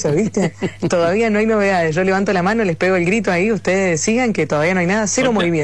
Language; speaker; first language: Spanish; native; Spanish